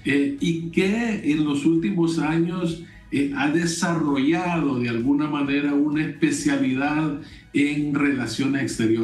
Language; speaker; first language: Spanish; native; Spanish